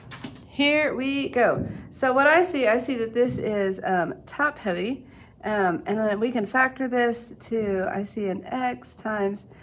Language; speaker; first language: English; native; English